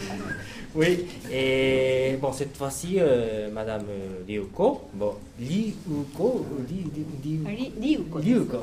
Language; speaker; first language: French; non-native, learner; Japanese